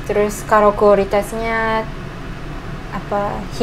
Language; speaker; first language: Indonesian; non-native, learner; Japanese